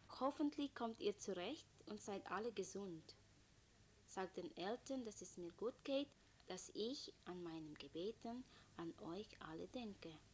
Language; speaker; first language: German; non-native, fluent; Filipino